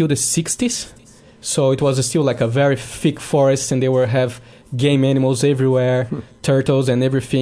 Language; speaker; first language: English; non-native, fluent; Portuguese